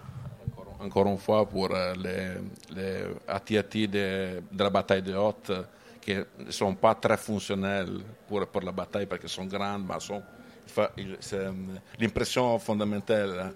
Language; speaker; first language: French; non-native, learner; Italian